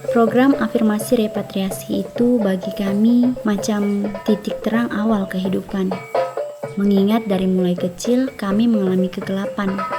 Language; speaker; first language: Indonesian; early bilingual, heritage; Indonesian